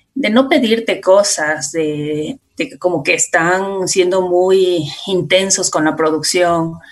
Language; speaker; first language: Spanish; native; Spanish